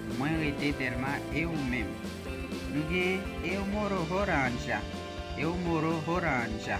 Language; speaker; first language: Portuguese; non-native, learner; Haitian Creole